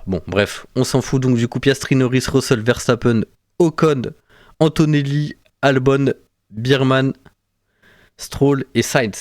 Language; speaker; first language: French; native; French